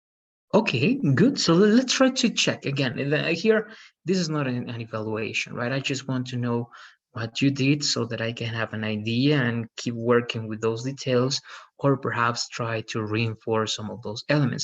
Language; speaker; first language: English; non-native, fluent; Spanish